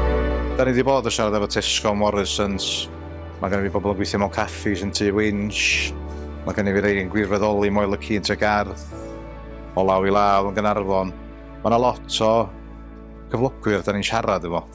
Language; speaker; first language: Welsh; native; Welsh